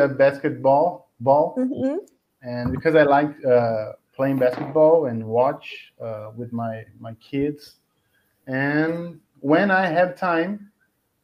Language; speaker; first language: English; non-native, fluent; Portuguese